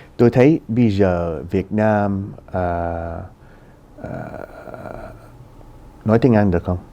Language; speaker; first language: Vietnamese; early bilingual, heritage; Vietnamese